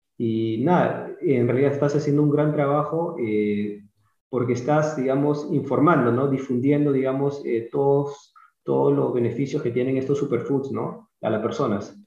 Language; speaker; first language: Spanish; early bilingual, heritage; Spanish